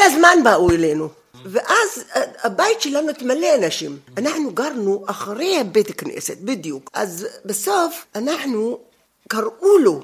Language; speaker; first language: Hebrew; non-native, fluent; Arabic